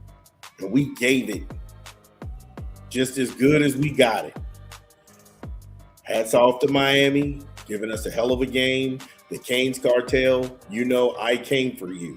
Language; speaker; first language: English; native; English